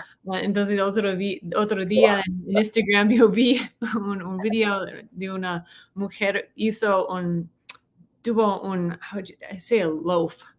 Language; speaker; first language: Spanish; non-native, learner; English